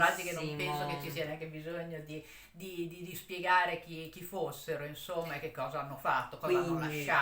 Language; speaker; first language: Italian; native; Italian